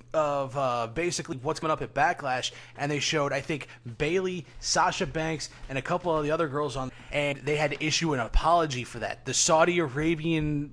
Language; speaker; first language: English; native; English